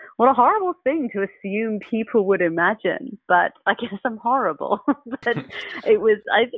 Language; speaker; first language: English; native; English